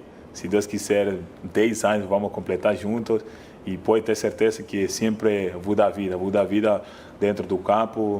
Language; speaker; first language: Portuguese; non-native, fluent; Spanish